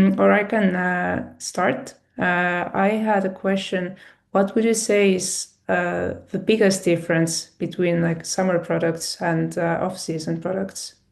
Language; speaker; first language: English; non-native, fluent; Estonian